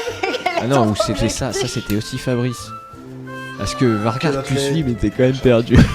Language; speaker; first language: French; native; French